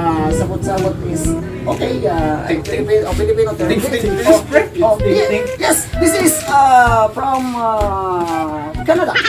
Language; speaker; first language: English; non-native, learner; Filipino